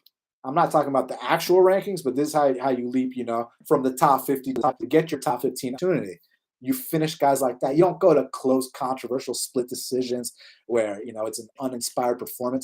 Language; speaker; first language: English; native; English